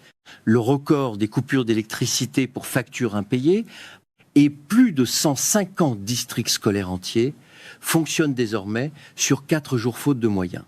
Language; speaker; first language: French; native; French